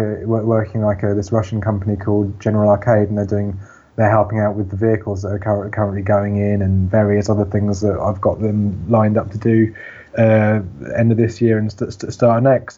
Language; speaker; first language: English; native; English